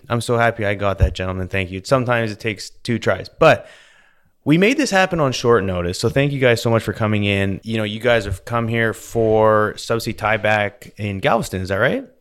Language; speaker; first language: English; native; English